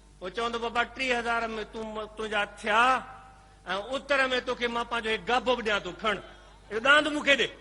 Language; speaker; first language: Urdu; non-native, local second language; Sindhi